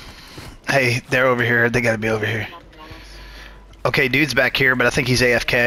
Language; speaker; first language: English; native; English